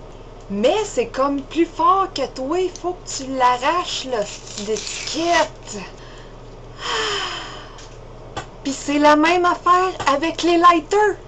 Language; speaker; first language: French; native; French